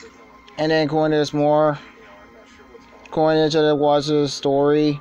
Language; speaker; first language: English; native; English